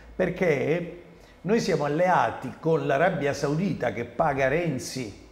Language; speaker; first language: Italian; native; Italian